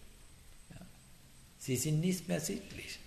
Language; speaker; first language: German; non-native, fluent; Sinhala